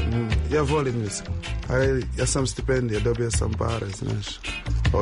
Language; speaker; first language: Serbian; non-native, learner; English